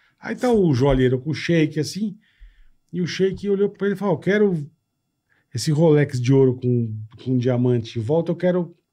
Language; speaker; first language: Portuguese; native; Portuguese